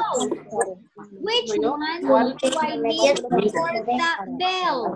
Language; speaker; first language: English; non-native, fluent; Spanish